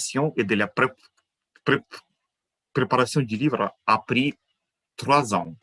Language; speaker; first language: French; non-native, fluent; Ukrainian